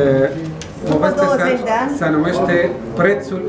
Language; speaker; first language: Romanian; non-native, learner; Arabic